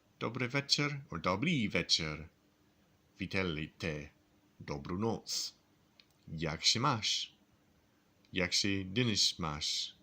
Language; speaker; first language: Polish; non-native, learner; English